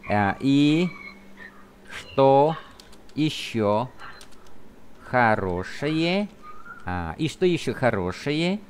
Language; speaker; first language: Russian; non-native, fluent; Vietnamese